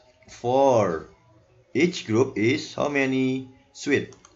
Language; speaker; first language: English; non-native, learner; Indonesian